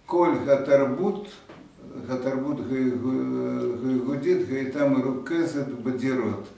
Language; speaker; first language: Hebrew; non-native, fluent; Russian